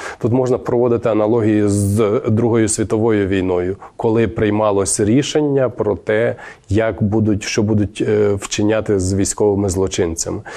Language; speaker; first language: Ukrainian; native; Ukrainian